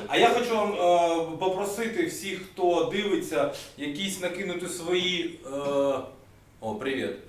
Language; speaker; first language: Ukrainian; non-native, local second language; Russian